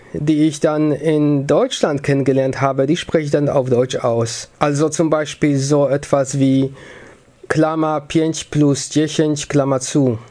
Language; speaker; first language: German; early bilingual, other home language; Polish